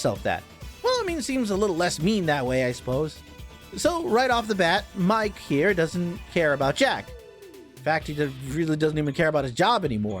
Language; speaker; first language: English; native; English